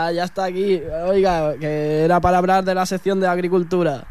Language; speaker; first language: Spanish; native; Spanish